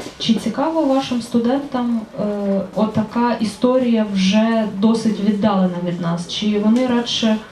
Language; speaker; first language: Ukrainian; native; Ukrainian